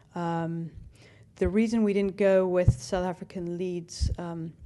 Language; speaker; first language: English; native; English